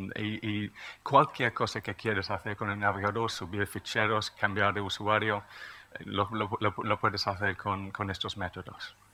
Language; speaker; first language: Spanish; non-native, fluent; English